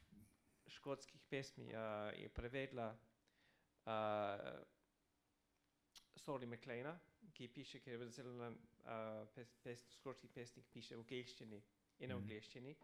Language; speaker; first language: Slovenian; non-native, fluent; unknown